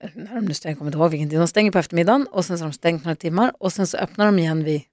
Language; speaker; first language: Swedish; native; Swedish